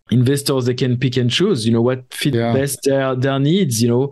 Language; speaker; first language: English; non-native, fluent; French